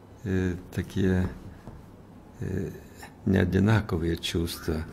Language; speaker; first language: Russian; non-native, fluent; Lithuanian